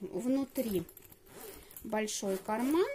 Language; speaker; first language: Russian; native; Russian